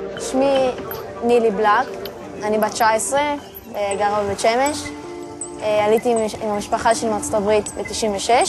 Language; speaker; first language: Hebrew; early bilingual, other home language; English